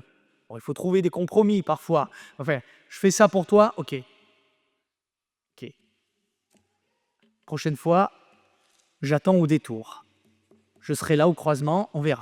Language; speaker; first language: French; native; French